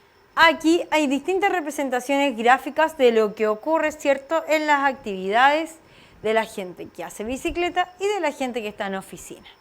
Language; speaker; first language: Spanish; native; Spanish